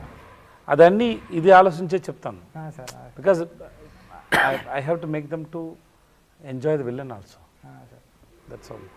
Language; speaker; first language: Telugu; non-native, learner; Tamil